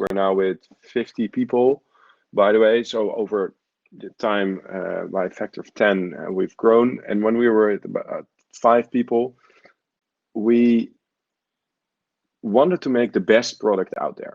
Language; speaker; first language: English; non-native, fluent; Dutch